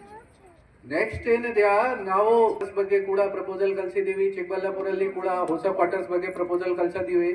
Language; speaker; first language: Kannada; non-native, fluent; Hindi